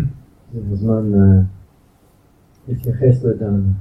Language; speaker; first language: Hebrew; non-native, fluent; English